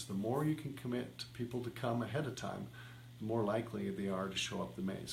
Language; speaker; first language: English; native; English